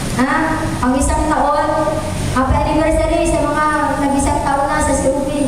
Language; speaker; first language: Filipino; native; Filipino